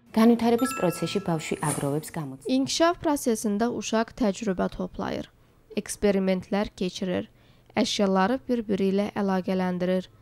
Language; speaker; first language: Azerbaijani; non-native, local second language; Georgian